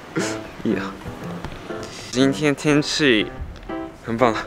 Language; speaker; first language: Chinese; early bilingual, heritage; Japanese